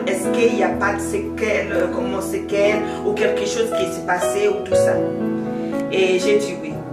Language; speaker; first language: French; non-native, local second language; Haitian Creole